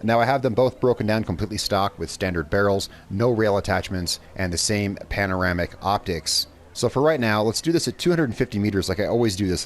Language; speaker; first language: English; native; English